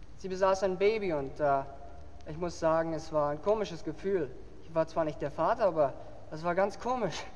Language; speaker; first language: German; native; German